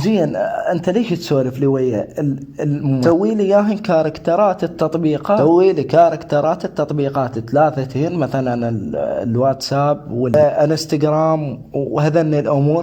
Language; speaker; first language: Arabic; native; Arabic